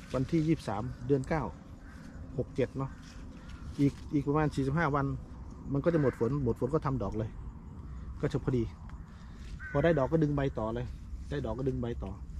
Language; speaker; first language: Thai; native; Thai